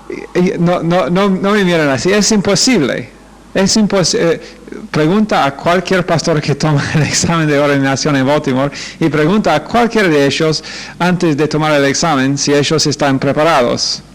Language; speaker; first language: Spanish; non-native, fluent; English